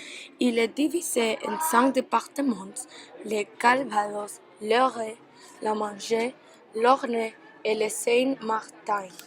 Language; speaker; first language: French; non-native, learner; Spanish